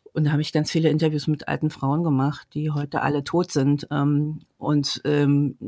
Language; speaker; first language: German; native; German